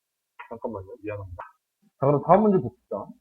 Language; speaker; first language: Korean; native; Korean